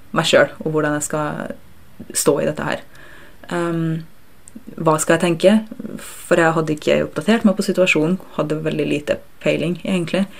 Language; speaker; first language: Norwegian; early bilingual, other home language; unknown